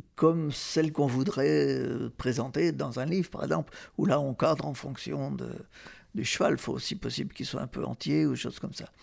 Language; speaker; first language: French; native; French